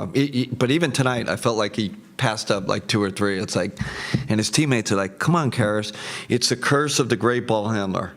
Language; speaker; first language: English; native; English